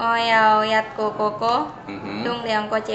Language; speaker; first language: Cantonese; non-native, learner; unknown